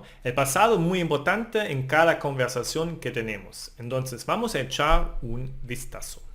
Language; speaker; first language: Spanish; non-native, fluent; German